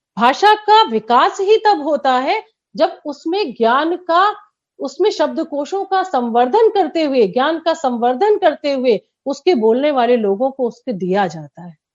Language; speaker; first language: Hindi; native; Hindi